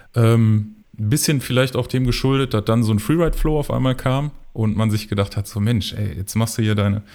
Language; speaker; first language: German; native; German